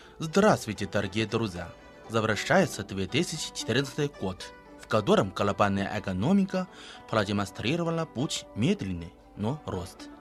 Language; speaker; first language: Russian; non-native, fluent; Chinese